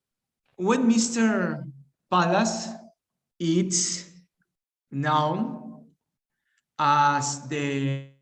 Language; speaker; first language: English; non-native, learner; Spanish